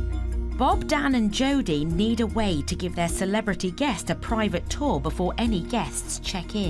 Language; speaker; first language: English; native; English